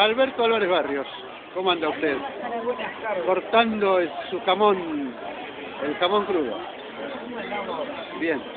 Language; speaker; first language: Spanish; native; Spanish